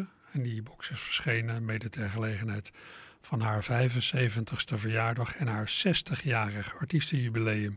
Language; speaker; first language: Dutch; native; Dutch